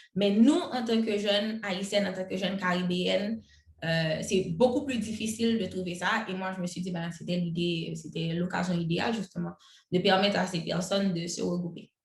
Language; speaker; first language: French; non-native, local second language; Haitian Creole